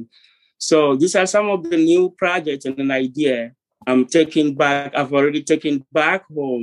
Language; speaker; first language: English; non-native, local second language; Ewe